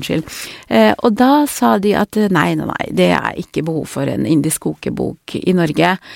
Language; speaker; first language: Norwegian; early bilingual, other home language; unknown